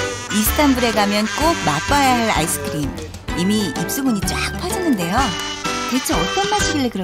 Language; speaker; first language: Korean; native; Korean